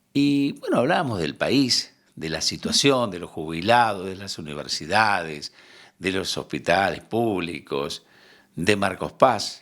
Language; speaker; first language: Spanish; native; Spanish